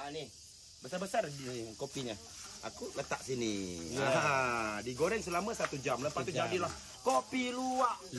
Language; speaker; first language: Malay; native; Malay